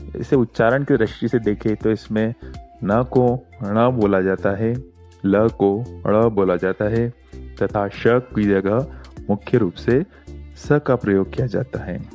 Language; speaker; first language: Hindi; native; Hindi